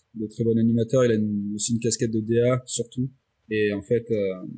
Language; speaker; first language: French; native; French